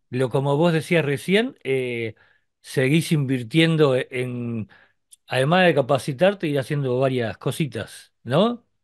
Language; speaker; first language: Spanish; native; Spanish